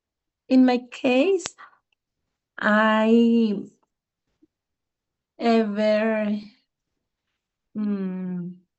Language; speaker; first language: English; non-native, learner; Spanish